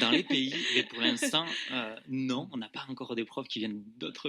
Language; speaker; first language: French; native; French